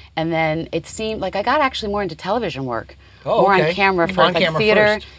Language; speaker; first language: English; native; English